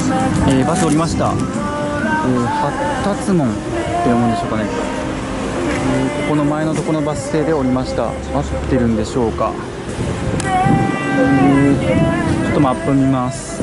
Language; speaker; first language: Japanese; native; Japanese